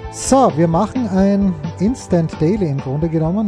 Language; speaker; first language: German; native; German